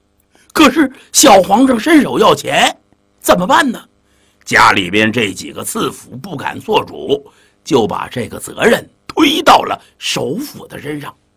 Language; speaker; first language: Chinese; native; Chinese